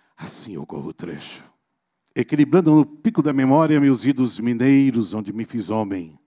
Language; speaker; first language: Portuguese; native; Portuguese